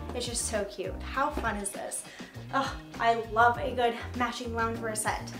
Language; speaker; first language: English; native; English